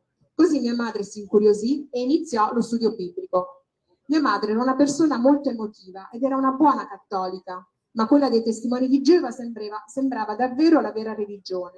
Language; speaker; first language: Italian; native; Italian